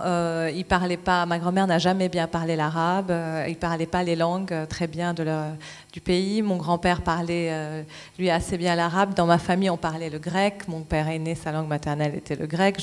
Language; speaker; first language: French; non-native, local second language; Arabic